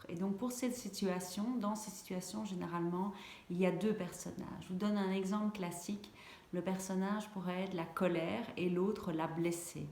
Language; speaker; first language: French; native; French